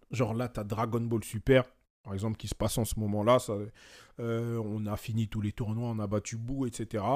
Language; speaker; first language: French; native; French